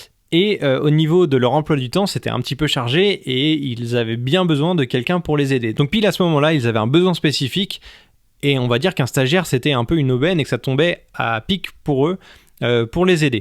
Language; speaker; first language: French; native; French